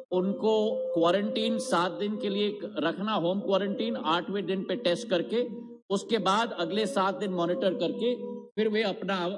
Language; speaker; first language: Hindi; native; Hindi